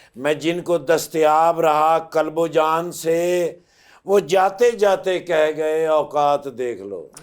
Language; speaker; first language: Urdu; non-native, local second language; Punjabi